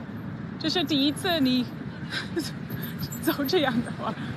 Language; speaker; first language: Chinese; non-native, learner; English